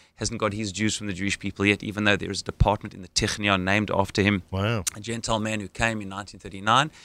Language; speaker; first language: English; native; English